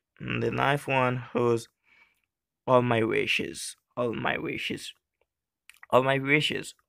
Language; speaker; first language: English; non-native, learner; Haitian Creole